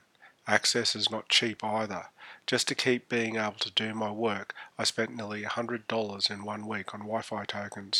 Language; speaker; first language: English; native; English